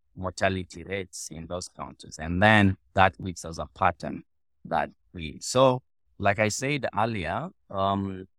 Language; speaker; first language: English; non-native, local second language; Luo (Kenya and Tanzania)